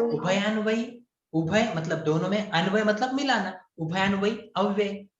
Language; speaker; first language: Hindi; non-native, local second language; Marathi